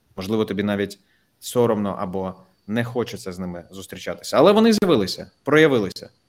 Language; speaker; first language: Ukrainian; native; Ukrainian